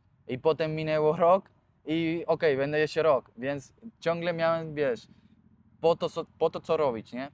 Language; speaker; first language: Polish; non-native, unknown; Spanish